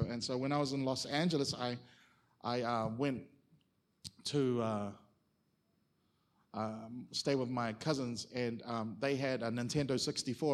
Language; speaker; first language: English; native; English